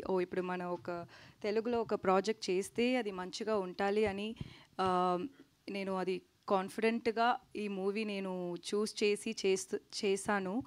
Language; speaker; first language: Telugu; non-native, learner; Tamil